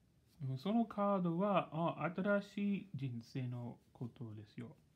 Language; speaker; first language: Japanese; non-native, learner; English